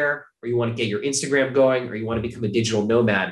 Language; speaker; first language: English; native; English